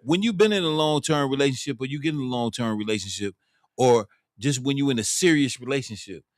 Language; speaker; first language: English; native; English